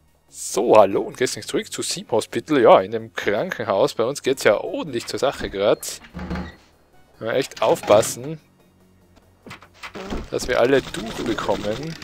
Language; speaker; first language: German; native; German